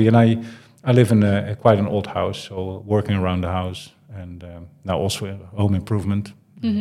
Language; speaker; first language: English; non-native, fluent; Dutch